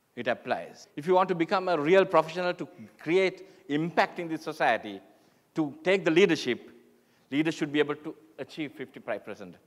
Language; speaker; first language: English; non-native, local second language; Sinhala